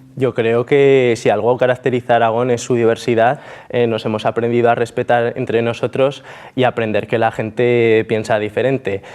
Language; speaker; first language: Spanish; native; Spanish